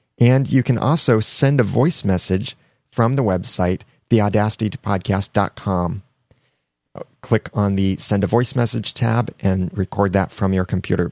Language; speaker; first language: English; native; English